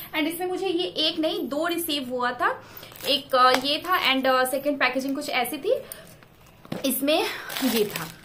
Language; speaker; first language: Hindi; native; Hindi